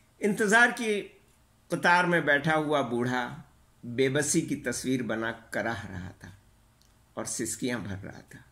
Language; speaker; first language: Urdu; native; Urdu